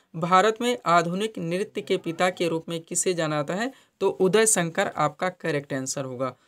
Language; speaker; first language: Hindi; native; Hindi